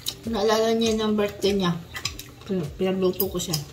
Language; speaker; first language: Korean; non-native, local second language; Filipino